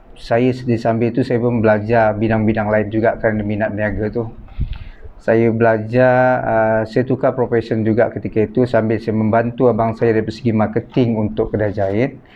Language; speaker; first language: Malay; native; Malay